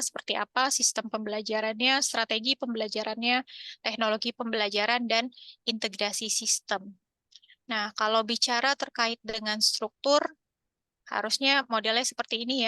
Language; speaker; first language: Indonesian; native; Indonesian